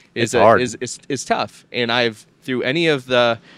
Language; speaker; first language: English; native; English